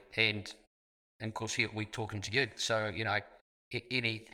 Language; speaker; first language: English; native; English